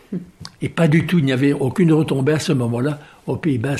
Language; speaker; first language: French; native; French